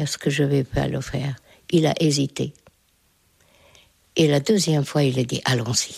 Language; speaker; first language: French; non-native, fluent; Hungarian